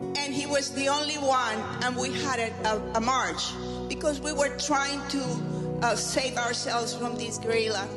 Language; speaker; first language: English; non-native, fluent; Spanish